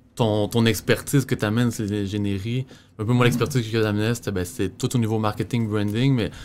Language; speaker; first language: French; native; French